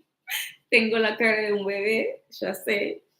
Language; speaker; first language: Spanish; non-native, fluent; English